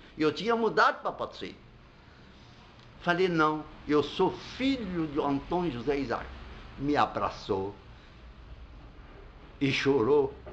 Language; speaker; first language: Portuguese; non-native, fluent; Arabic